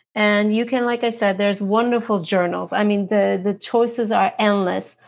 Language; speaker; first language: English; non-native, fluent; Turkish